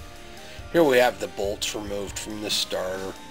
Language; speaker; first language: English; native; English